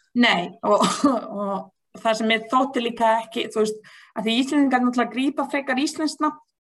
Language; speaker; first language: Icelandic; non-native, fluent; Bosnian